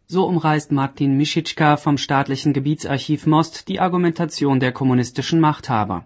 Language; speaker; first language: German; native; German